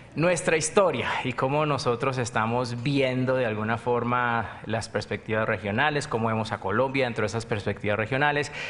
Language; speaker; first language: Spanish; native; Spanish